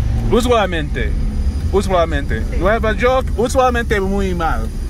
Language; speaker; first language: Spanish; non-native, learner; English